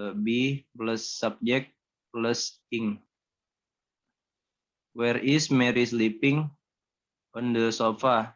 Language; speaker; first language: English; non-native, learner; Indonesian